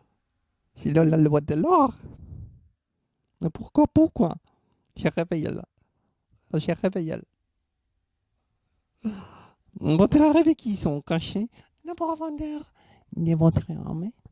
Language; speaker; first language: French; non-native, learner; German